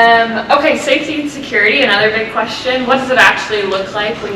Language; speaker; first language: English; native; English